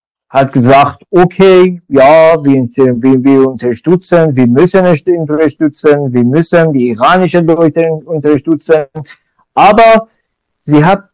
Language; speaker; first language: German; non-native, learner; Persian